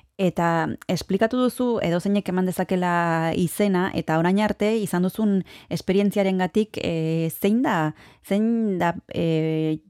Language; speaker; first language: Basque; native; Basque